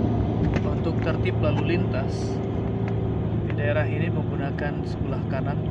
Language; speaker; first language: Indonesian; native; Indonesian